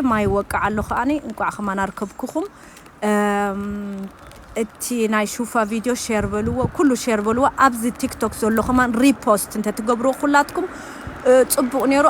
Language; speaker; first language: Tigrinya; early bilingual, heritage; German